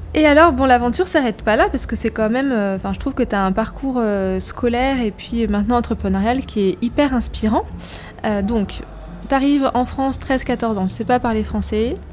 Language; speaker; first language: French; native; French